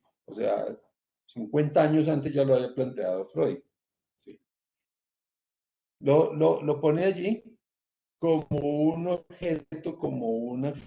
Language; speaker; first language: Spanish; native; Spanish